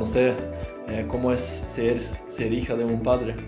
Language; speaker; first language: Spanish; non-native, fluent; Norwegian